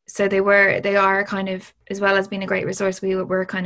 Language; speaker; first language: English; native; English